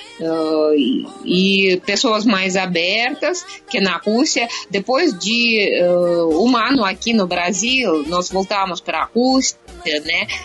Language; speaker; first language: Portuguese; non-native, learner; Russian